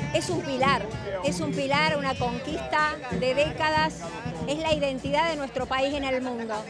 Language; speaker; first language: Spanish; native; Spanish